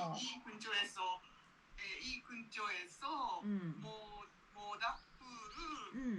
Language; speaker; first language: Korean; non-native, learner; Japanese